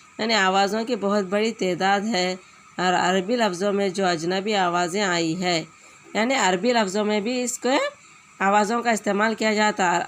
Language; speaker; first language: Urdu; native; Urdu